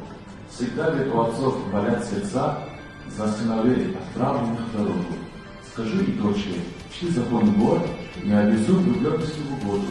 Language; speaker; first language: Russian; non-native, local second language; Lezghian